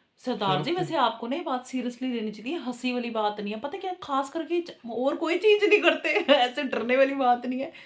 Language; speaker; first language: Hindi; non-native, local second language; Punjabi